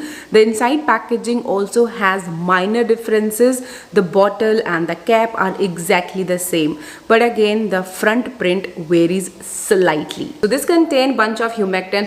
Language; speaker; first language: English; non-native, local second language; Hindi